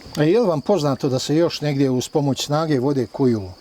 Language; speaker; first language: Bosnian; native; Bosnian